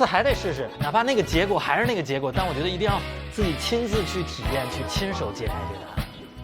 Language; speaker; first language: Chinese; native; Chinese